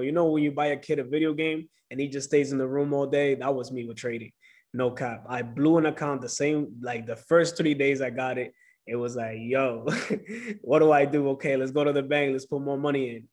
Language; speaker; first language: English; early bilingual, other home language; Spanish